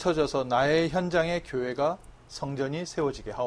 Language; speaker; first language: Korean; native; Korean